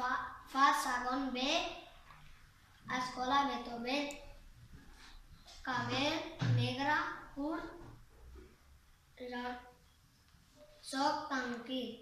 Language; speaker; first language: Catalan; non-native, learner; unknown